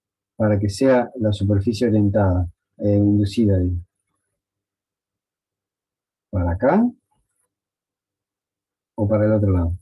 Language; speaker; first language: Spanish; native; Spanish